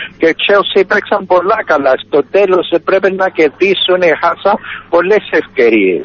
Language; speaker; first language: Greek; early bilingual, heritage; Greek